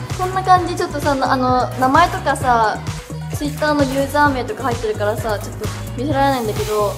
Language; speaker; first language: Japanese; native; Japanese